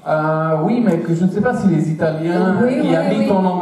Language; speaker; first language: French; non-native, fluent; Italian